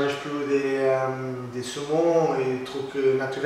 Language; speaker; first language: French; non-native, learner; Portuguese